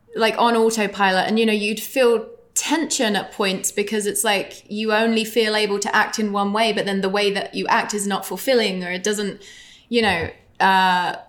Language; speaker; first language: English; native; English